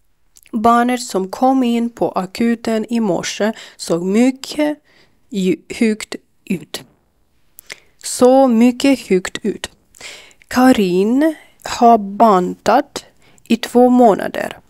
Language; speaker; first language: Swedish; non-native, learner; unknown